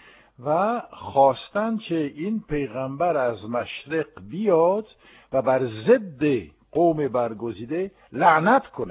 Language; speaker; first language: Persian; non-native, fluent; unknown